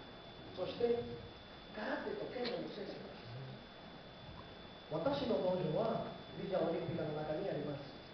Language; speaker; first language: Japanese; non-native, learner; Spanish